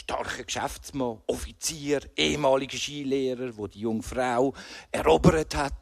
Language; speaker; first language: German; native; German